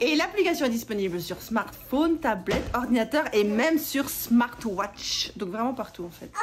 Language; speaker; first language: French; native; French